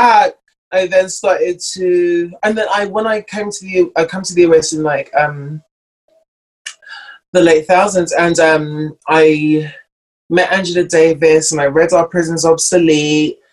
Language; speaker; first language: English; native; English